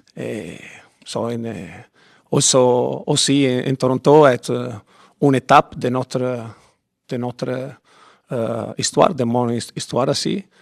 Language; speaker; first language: French; non-native, fluent; Italian